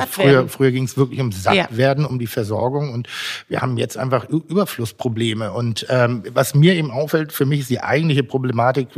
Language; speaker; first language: German; native; German